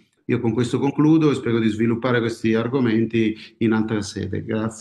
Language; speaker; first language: Italian; native; Italian